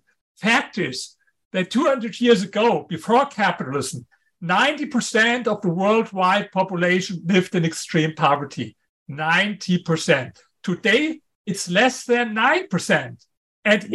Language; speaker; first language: English; non-native, fluent; German